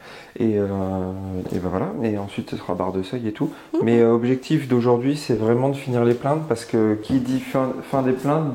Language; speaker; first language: French; native; French